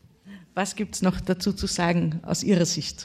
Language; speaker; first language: German; native; German